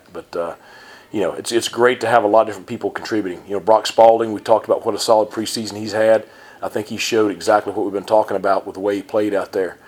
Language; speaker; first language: English; native; English